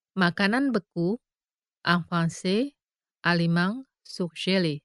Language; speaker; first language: French; non-native, fluent; Indonesian